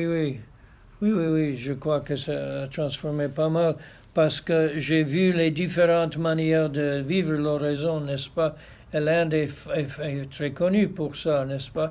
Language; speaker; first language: French; non-native, fluent; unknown